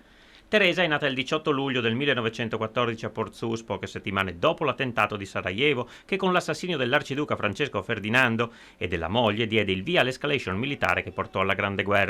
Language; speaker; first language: Italian; native; Italian